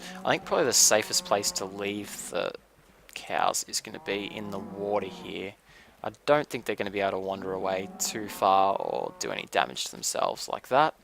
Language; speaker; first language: English; native; English